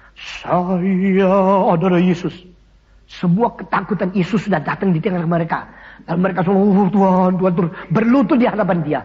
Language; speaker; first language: Indonesian; early bilingual, other home language; Min Nan Chinese